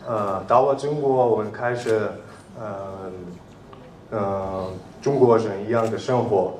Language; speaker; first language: Chinese; non-native, learner; Georgian